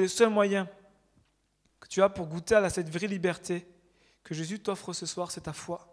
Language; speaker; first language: French; native; French